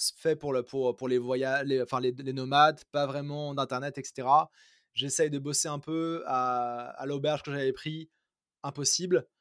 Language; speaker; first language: French; native; French